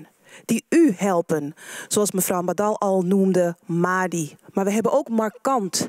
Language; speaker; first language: Dutch; native; Dutch